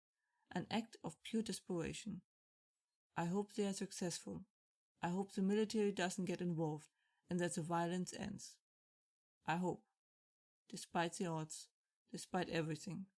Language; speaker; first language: English; non-native, fluent; German